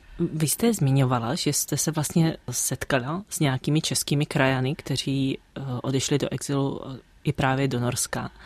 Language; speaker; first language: Czech; native; Czech